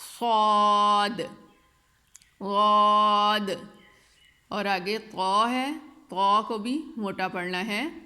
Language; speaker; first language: Urdu; non-native, local second language; Punjabi